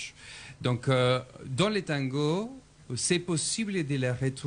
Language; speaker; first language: French; non-native, fluent; Spanish